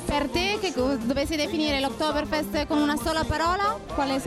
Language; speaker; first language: Italian; native; Italian